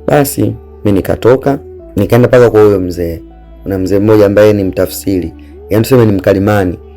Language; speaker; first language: Swahili; native; Swahili